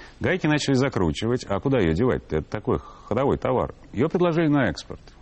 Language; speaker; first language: Russian; native; Russian